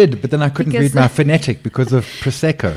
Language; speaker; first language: English; native; English